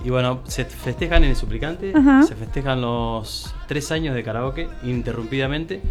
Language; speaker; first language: Spanish; native; Spanish